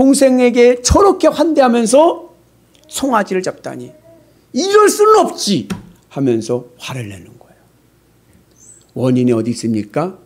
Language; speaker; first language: Korean; native; Korean